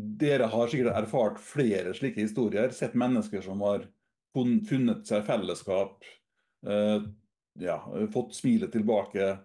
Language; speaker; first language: Norwegian; native; Norwegian